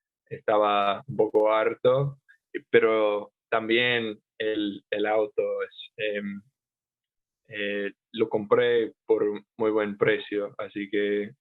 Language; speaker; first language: Spanish; non-native, fluent; English